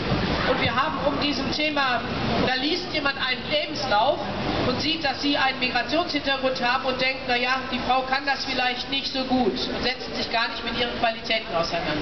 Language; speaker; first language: German; native; German